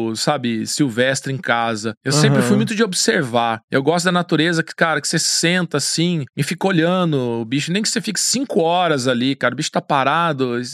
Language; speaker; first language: Portuguese; native; Portuguese